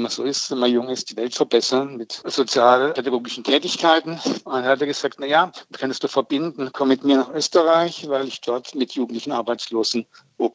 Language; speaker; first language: German; native; German